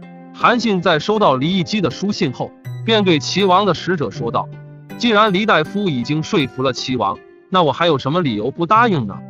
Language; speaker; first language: Chinese; native; Chinese